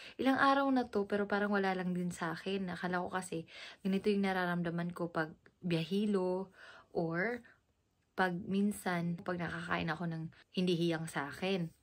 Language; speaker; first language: Filipino; non-native, local second language; Cebuano